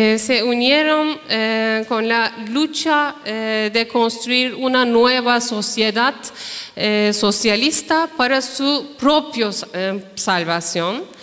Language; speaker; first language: Spanish; non-native, fluent; Turkish